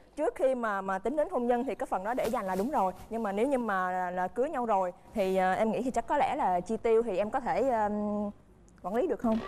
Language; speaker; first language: Vietnamese; native; Vietnamese